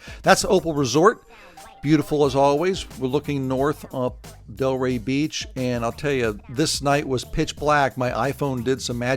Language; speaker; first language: English; native; English